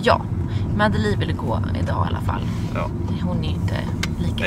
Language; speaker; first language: Swedish; native; Swedish